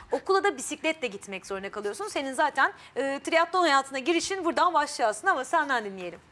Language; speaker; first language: Turkish; native; Turkish